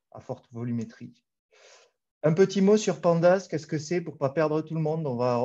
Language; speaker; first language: French; native; French